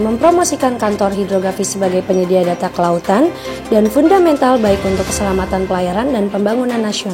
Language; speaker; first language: Indonesian; native; Indonesian